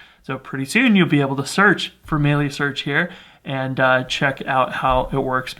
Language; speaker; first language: English; native; English